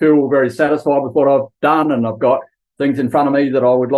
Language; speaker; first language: English; native; English